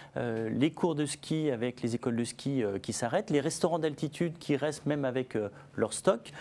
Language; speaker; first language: French; native; French